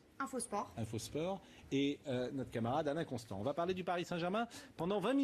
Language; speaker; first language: French; native; French